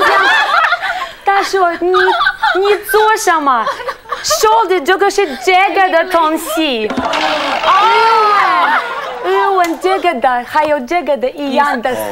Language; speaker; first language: Chinese; non-native, learner; Russian